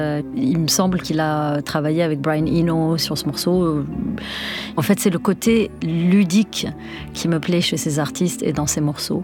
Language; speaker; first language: French; non-native, local second language; Arabic